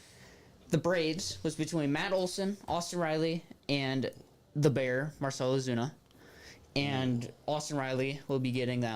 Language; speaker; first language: English; native; English